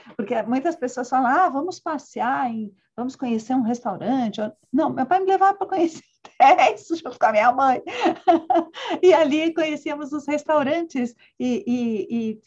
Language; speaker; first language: Portuguese; early bilingual, other home language; Spanish